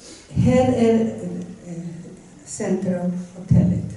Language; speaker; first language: Swedish; non-native, fluent; Spanish